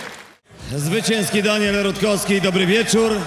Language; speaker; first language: Polish; native; Polish